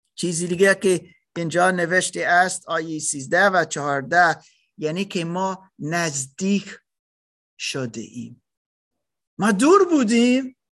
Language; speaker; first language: Persian; non-native, learner; German